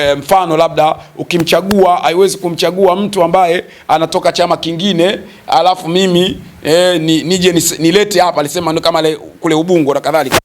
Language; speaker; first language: Swahili; native; Swahili